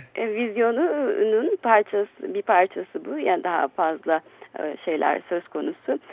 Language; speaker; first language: Turkish; native; Turkish